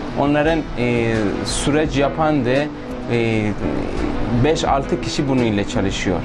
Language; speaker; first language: Turkish; non-native, local second language; Persian